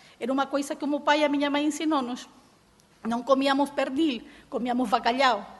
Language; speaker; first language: Portuguese; early bilingual, heritage; Portuguese